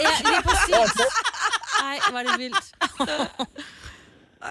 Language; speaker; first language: Danish; native; Danish